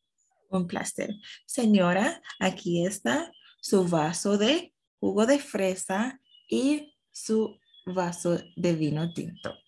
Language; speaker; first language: Spanish; non-native, fluent; English